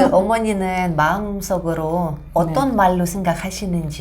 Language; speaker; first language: Korean; non-native, fluent; Russian